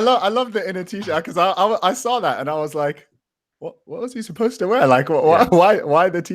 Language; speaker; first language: English; native; English